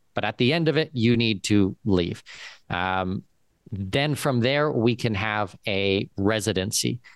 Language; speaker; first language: English; native; English